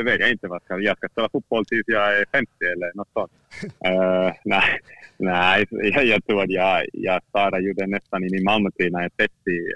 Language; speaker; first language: Swedish; non-native, fluent; Finnish